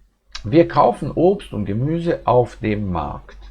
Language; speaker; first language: German; non-native, fluent; Bosnian